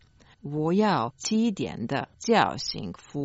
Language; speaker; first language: Chinese; non-native, learner; Croatian